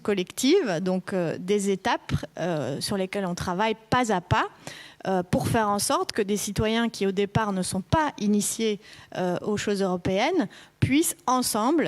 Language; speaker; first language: French; native; French